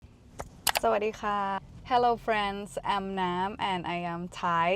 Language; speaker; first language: English; non-native, learner; Thai